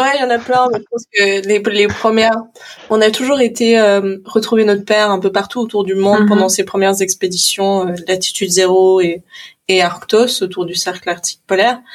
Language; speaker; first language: French; early bilingual, other home language; English